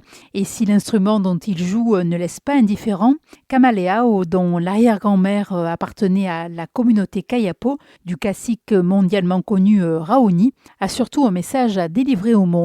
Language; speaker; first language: French; native; French